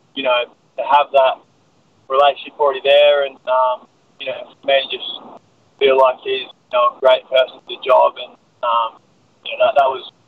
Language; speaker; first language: English; native; English